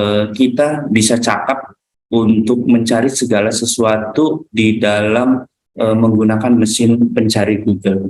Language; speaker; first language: Indonesian; native; Indonesian